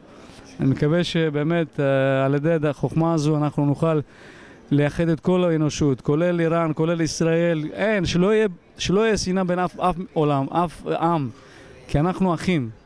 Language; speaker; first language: Hebrew; non-native, fluent; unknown